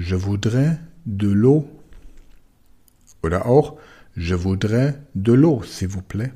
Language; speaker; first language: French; non-native, fluent; German